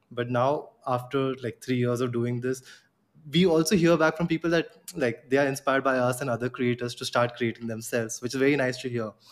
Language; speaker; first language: English; non-native, local second language; Gujarati